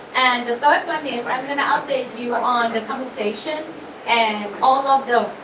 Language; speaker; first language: English; non-native, fluent; Thai